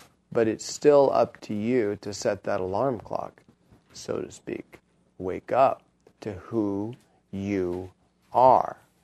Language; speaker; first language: English; native; English